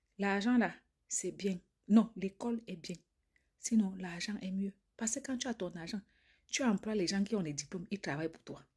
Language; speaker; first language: French; native; French